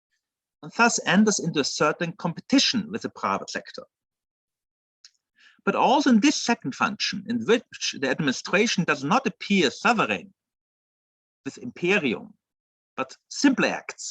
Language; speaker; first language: English; non-native, fluent; German